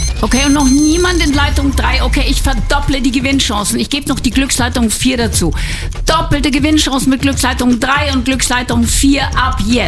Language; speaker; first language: German; native; German